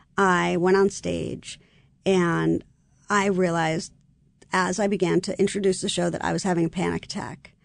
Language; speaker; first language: English; native; English